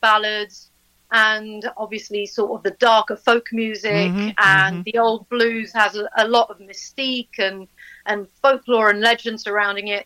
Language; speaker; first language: English; native; English